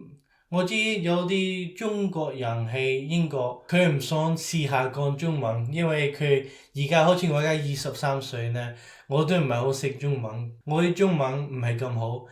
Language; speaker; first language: Cantonese; early bilingual, heritage; Cantonese